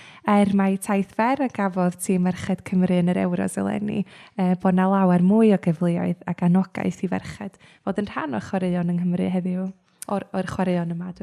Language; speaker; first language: Welsh; native; Welsh